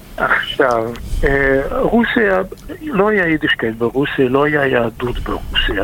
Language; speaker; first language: Hebrew; non-native, fluent; Russian